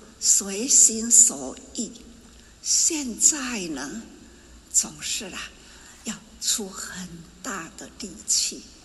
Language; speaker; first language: Chinese; non-native, local second language; Min Nan Chinese